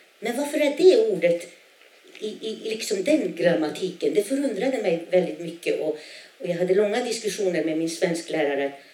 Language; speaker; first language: Swedish; non-native, local second language; Northern Sami